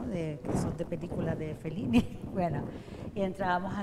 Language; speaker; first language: Spanish; native; Spanish